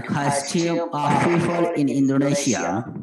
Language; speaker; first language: English; non-native, learner; Bangla